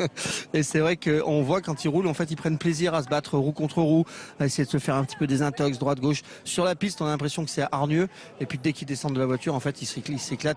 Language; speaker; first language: French; native; French